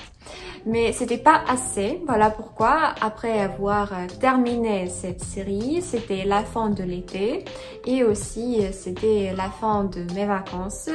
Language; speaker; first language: French; non-native, fluent; Russian